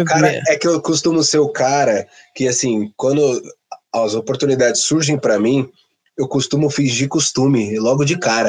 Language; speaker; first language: Portuguese; native; Portuguese